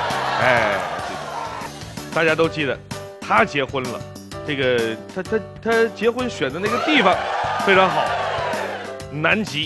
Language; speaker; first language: Chinese; native; Chinese